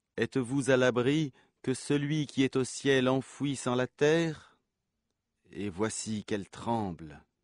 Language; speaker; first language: French; native; French